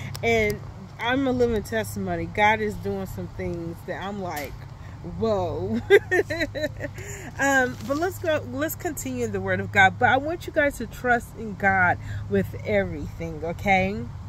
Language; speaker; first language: English; native; English